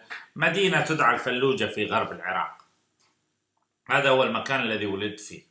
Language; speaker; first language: Arabic; native; Arabic